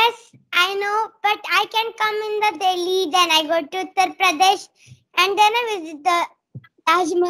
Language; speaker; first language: English; non-native, learner; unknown